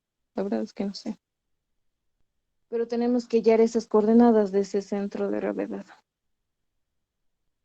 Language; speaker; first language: Spanish; native; Spanish